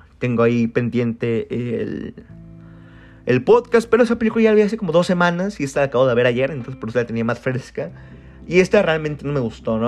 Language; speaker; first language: Spanish; native; Spanish